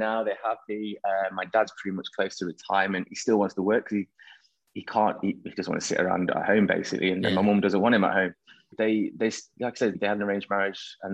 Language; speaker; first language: English; native; English